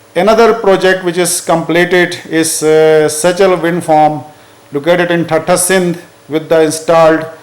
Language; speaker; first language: English; non-native, local second language; Urdu